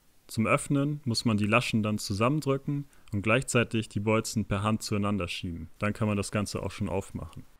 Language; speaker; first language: German; native; German